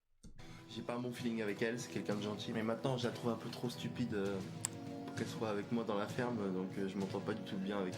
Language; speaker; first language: French; native; French